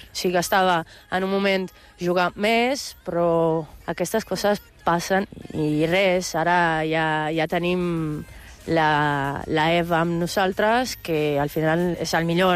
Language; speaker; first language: Catalan; non-native, fluent; Portuguese